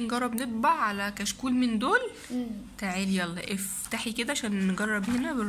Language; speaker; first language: Arabic; native; Arabic